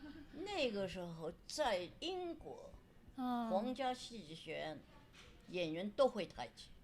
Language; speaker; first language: Chinese; non-native, local second language; Wu Chinese